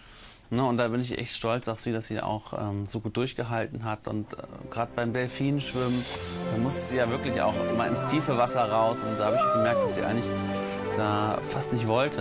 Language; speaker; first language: German; native; German